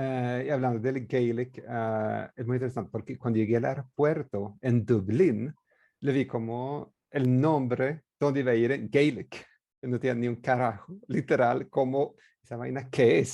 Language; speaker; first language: Spanish; non-native, fluent; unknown